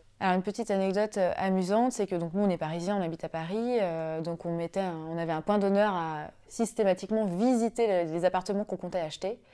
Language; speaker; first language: French; native; French